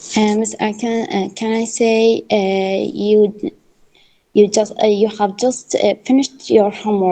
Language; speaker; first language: English; non-native, learner; Arabic